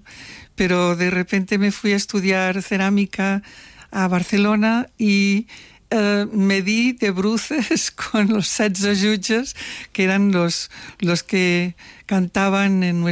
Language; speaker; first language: Spanish; non-native, local second language; Catalan